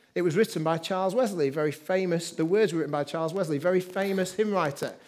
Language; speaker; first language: English; native; English